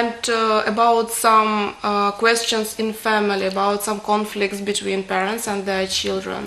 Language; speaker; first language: English; non-native, fluent; Russian